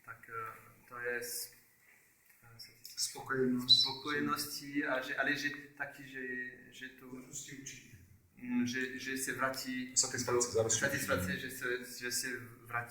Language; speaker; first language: Czech; non-native, learner; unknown